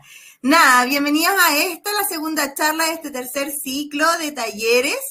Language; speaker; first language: Spanish; native; Spanish